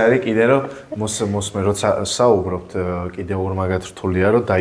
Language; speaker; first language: Georgian; native; Georgian